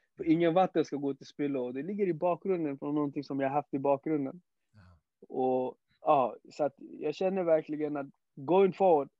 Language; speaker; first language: Swedish; early bilingual, other home language; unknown